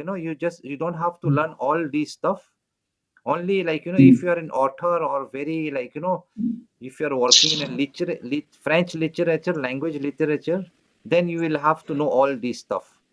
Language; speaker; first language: English; non-native, local second language; French